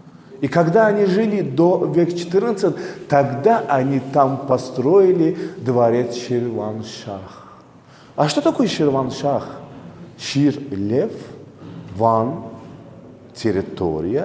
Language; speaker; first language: Russian; non-native, local second language; Azerbaijani